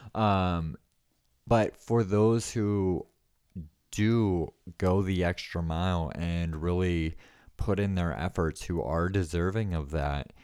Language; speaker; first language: English; native; English